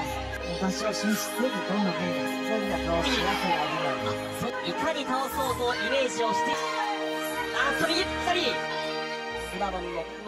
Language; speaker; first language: Japanese; native; Japanese